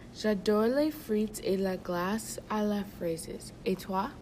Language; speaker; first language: French; non-native, learner; English